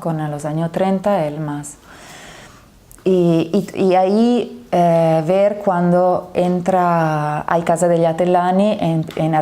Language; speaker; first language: Spanish; non-native, fluent; Italian